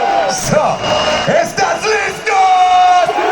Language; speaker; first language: Spanish; non-native, learner; English